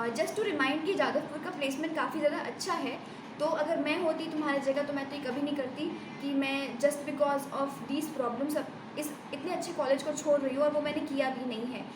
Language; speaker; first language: Hindi; native; Hindi